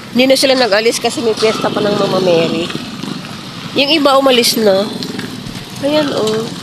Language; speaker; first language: Filipino; native; Filipino